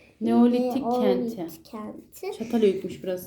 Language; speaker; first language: Turkish; native; Turkish